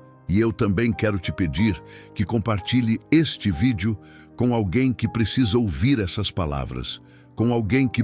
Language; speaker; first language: Portuguese; native; Portuguese